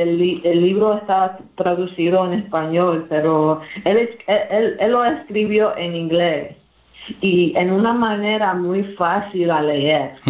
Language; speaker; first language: Spanish; early bilingual, heritage; English